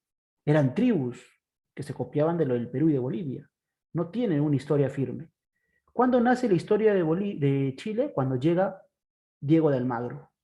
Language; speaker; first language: Spanish; native; Spanish